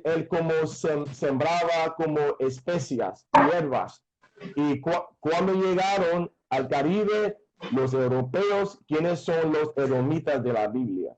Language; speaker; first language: Spanish; non-native, fluent; English